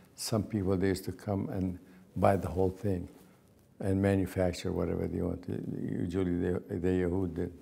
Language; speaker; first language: English; non-native, fluent; Arabic